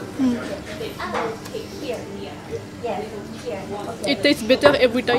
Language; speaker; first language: English; non-native, learner; French